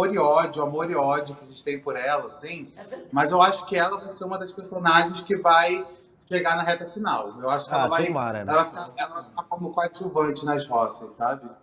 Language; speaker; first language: Portuguese; native; Portuguese